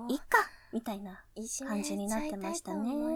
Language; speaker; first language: Japanese; native; Japanese